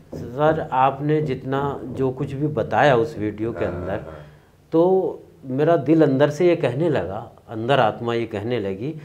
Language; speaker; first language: Hindi; native; Hindi